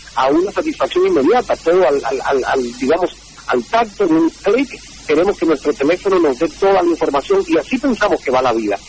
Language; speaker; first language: Spanish; native; Spanish